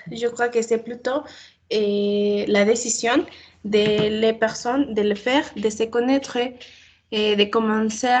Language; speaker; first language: French; non-native, learner; Spanish